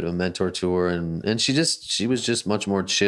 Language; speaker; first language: English; native; English